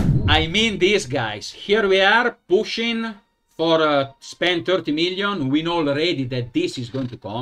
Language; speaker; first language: English; non-native, fluent; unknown